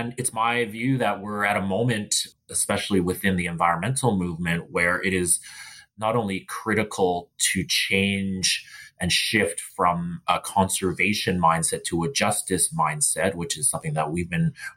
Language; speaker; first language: English; native; English